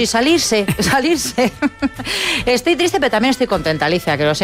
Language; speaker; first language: Spanish; native; Spanish